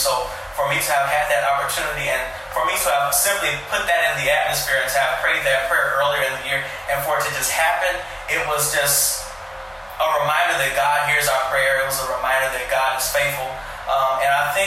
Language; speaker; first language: English; native; English